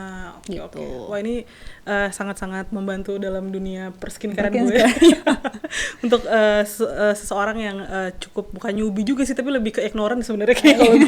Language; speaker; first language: Indonesian; native; Indonesian